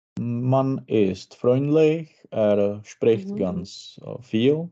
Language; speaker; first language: German; non-native, learner; Czech